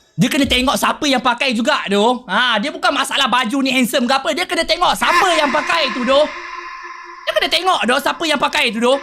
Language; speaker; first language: Malay; native; Malay